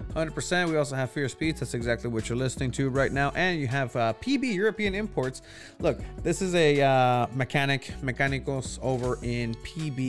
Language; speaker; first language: English; early bilingual, other home language; Spanish